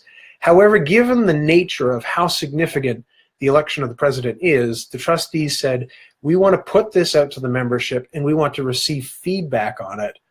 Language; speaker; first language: English; native; English